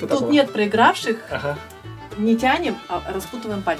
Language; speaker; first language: Russian; native; Russian